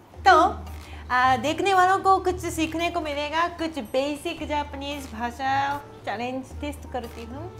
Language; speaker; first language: Hindi; non-native, fluent; Japanese